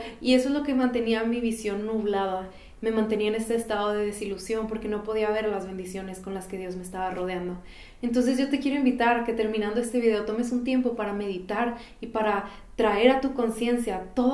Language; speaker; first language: Spanish; native; Spanish